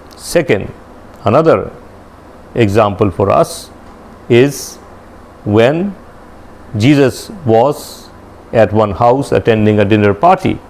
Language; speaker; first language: English; non-native, local second language; Hindi